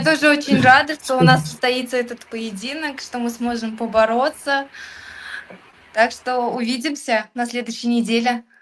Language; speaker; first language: Russian; native; Russian